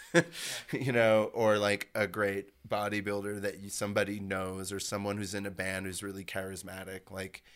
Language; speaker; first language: English; native; English